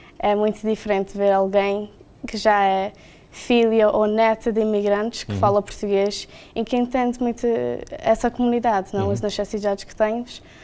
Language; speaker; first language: Portuguese; early bilingual, heritage; Portuguese